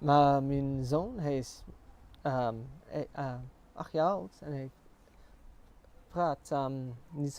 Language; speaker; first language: Dutch; early bilingual, heritage; English